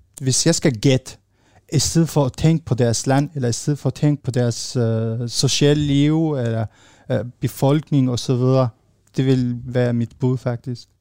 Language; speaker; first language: Danish; non-native, fluent; Arabic